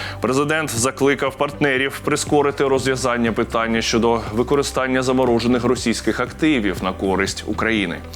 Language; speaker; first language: Ukrainian; native; Ukrainian